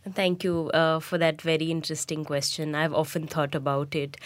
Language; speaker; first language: English; non-native, local second language; Hindi